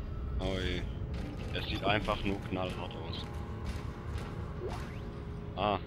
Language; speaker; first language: German; native; German